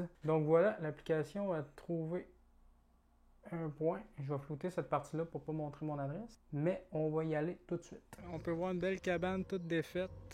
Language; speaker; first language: French; native; French